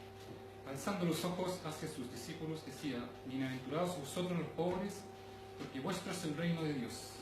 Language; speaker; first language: Spanish; native; Spanish